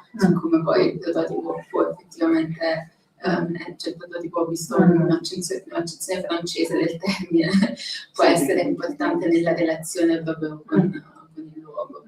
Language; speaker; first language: Italian; native; Italian